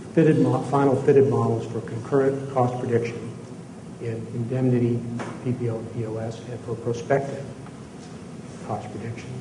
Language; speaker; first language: English; native; English